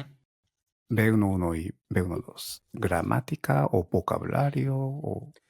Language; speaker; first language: Spanish; non-native, fluent; Japanese